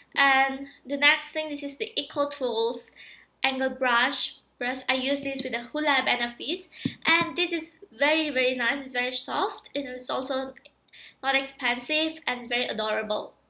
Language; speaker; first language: English; non-native, fluent; Indonesian